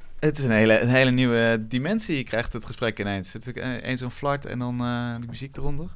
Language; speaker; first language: Dutch; native; Dutch